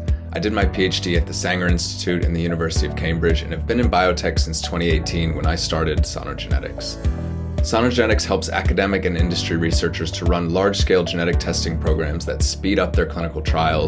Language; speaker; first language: English; native; English